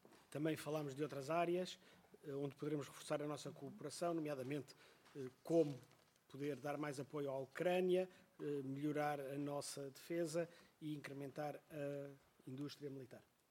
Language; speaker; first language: Portuguese; native; Portuguese